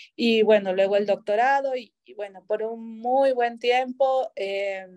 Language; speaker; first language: Spanish; native; Spanish